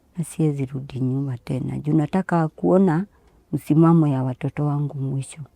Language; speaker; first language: Swahili; native; Swahili